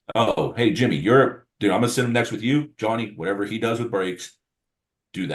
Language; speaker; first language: English; native; English